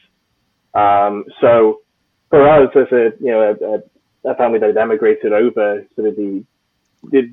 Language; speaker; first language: English; native; English